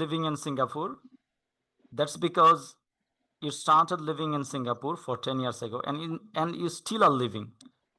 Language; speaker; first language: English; non-native, fluent; Bangla